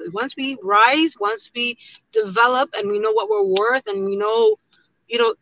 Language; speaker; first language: English; non-native, fluent; Tigrinya